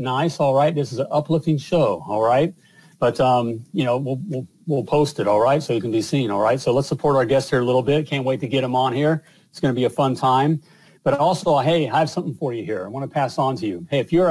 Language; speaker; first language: English; native; English